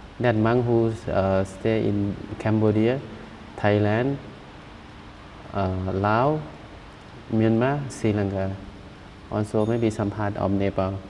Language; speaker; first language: English; non-native, learner; Thai